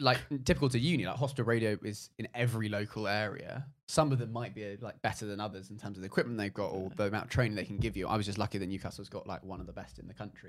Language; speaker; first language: English; native; English